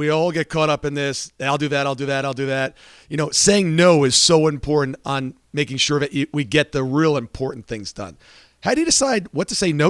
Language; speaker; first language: English; native; English